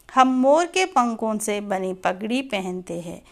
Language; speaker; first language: Hindi; non-native, local second language; Telugu